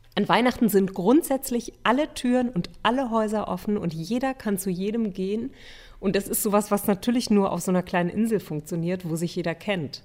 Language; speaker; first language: German; native; German